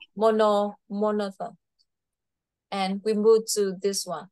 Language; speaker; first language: English; non-native, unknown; Vietnamese